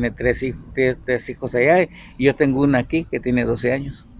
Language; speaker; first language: Spanish; native; Spanish